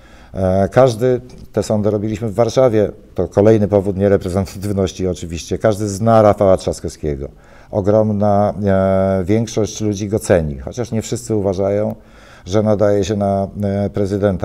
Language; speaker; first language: Polish; native; Polish